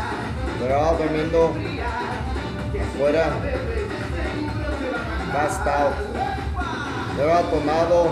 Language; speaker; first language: Spanish; early bilingual, heritage; Spanish